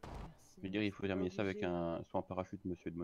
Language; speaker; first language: French; native; French